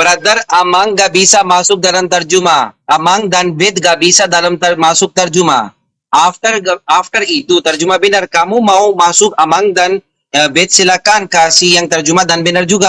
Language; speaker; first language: Indonesian; non-native, fluent; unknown